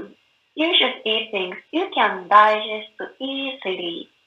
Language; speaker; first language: English; non-native, learner; Japanese